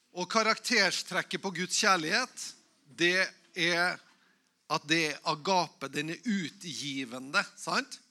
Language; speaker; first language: Norwegian; native; Norwegian